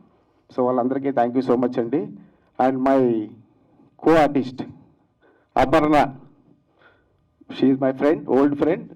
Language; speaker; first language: Telugu; native; Telugu